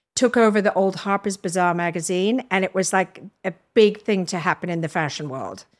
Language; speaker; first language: English; native; English